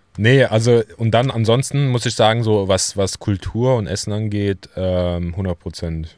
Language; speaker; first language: German; early bilingual, other home language; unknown